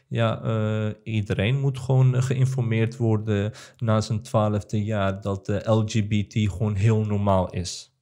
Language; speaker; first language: Dutch; early bilingual, other home language; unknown